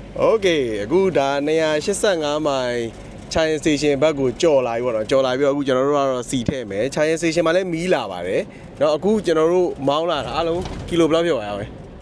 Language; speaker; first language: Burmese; native; Burmese